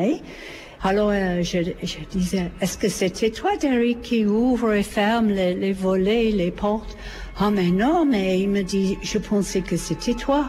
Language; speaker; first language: French; non-native, fluent; English